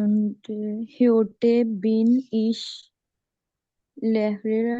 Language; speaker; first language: German; non-native, learner; Urdu